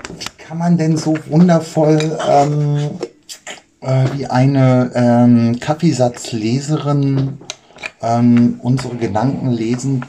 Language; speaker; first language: German; native; German